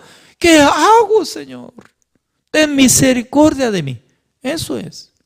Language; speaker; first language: Spanish; non-native, learner; Korean